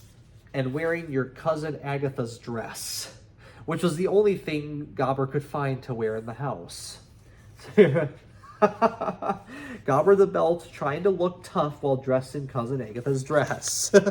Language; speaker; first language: English; native; English